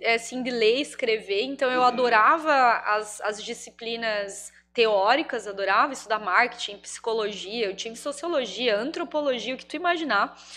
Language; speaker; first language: Portuguese; native; Portuguese